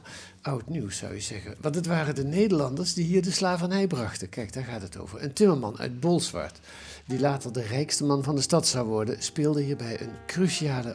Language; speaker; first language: Dutch; native; Dutch